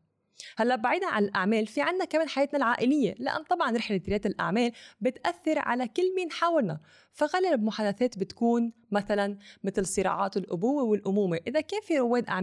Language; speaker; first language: Arabic; native; Arabic